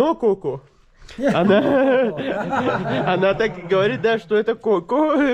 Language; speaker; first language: Russian; non-native, learner; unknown